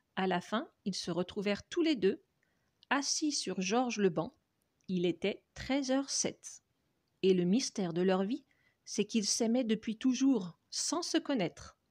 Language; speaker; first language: French; native; French